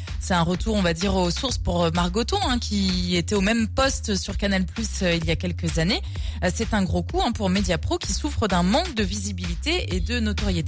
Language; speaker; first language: French; native; French